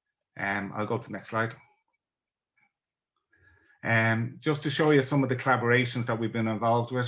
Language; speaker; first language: English; native; English